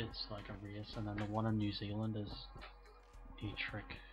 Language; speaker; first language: English; native; English